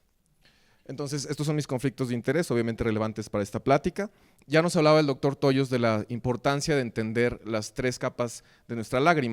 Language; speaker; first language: Spanish; native; Spanish